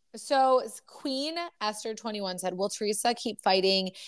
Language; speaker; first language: English; native; English